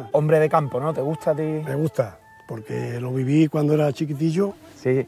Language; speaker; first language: Spanish; native; Spanish